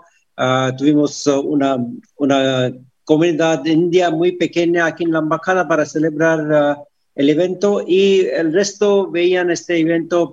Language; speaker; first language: Spanish; non-native, fluent; Hindi